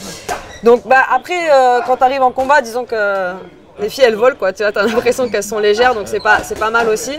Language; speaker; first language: French; native; French